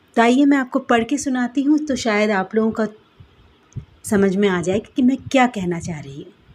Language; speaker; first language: Hindi; non-native, local second language; Bangla